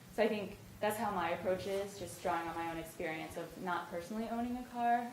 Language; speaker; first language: English; native; English